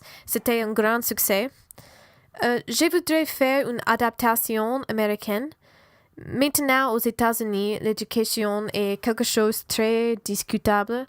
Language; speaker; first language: French; non-native, learner; English